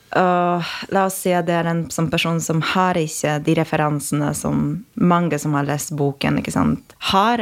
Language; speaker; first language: Norwegian; non-native, fluent; Polish